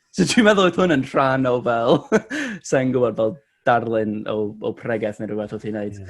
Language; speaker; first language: Welsh; non-native, local second language; English